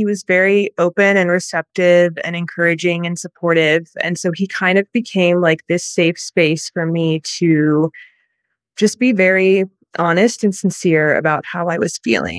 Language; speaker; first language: English; native; English